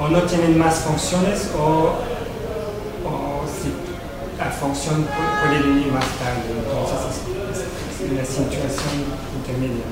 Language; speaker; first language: Spanish; non-native, fluent; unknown